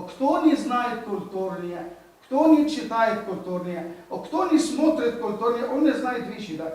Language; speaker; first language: Russian; non-native, learner; Arabic